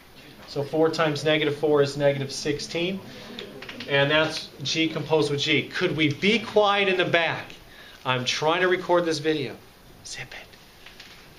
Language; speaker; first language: English; native; English